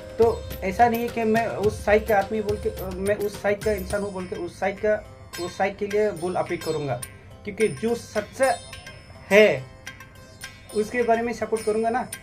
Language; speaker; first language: Hindi; non-native, local second language; Kok Borok